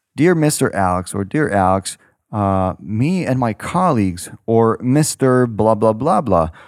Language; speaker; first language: English; non-native, fluent; Ukrainian